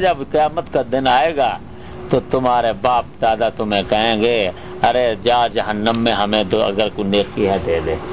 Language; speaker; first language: Urdu; non-native, local second language; Punjabi